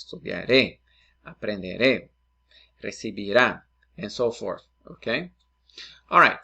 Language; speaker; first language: Spanish; non-native, fluent; English